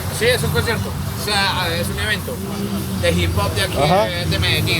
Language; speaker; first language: Spanish; native; Spanish